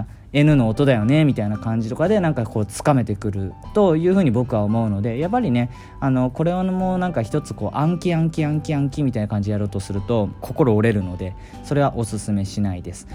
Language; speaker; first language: Japanese; native; Japanese